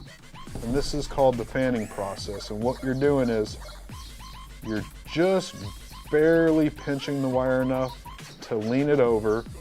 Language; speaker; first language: English; native; English